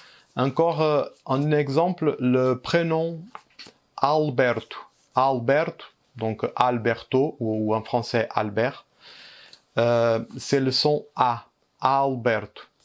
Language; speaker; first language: French; early bilingual, heritage; Portuguese